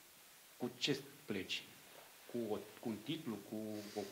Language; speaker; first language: Romanian; native; Romanian